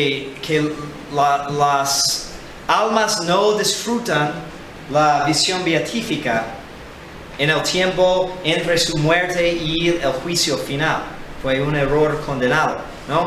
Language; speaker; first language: Spanish; non-native, fluent; English